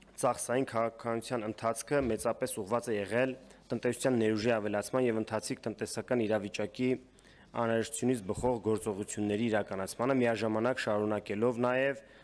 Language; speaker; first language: Armenian; native; Armenian